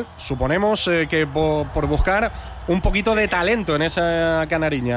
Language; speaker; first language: Spanish; native; Spanish